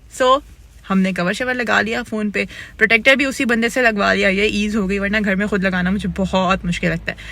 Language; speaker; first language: Urdu; native; Urdu